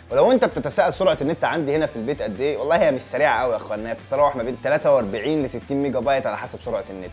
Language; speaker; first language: Arabic; native; Arabic